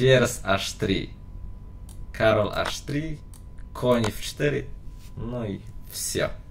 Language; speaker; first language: Russian; non-native, learner; Polish